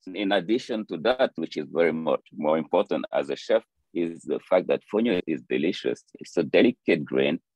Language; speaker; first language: English; non-native, fluent; French